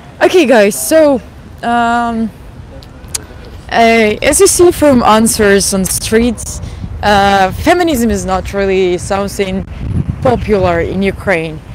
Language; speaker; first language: English; non-native, fluent; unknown